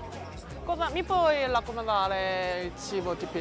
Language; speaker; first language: Italian; non-native, learner; Korean